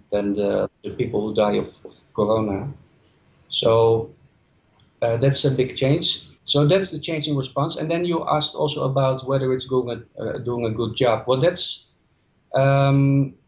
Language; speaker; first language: English; non-native, fluent; Dutch